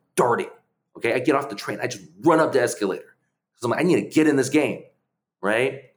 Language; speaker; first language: English; early bilingual, other home language; Chinese